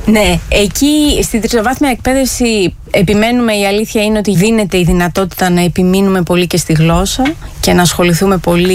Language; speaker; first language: Greek; native; Greek